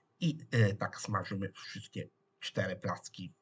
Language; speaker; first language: Polish; non-native, fluent; Italian